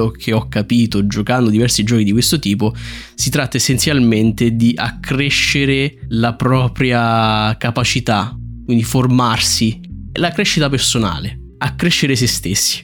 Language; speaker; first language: Italian; native; Italian